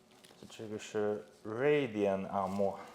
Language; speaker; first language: Chinese; non-native, fluent; English